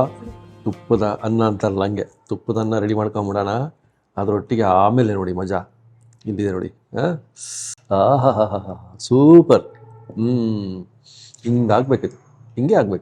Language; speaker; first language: Kannada; native; Kannada